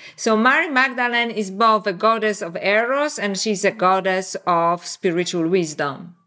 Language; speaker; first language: English; non-native, fluent; Polish